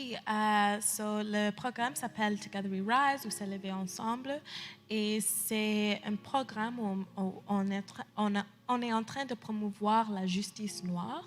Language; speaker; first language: French; early bilingual, heritage; English